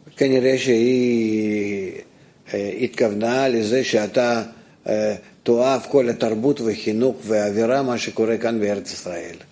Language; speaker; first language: Hebrew; non-native, fluent; Russian